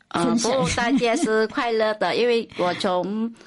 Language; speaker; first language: Chinese; non-native, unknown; Vietnamese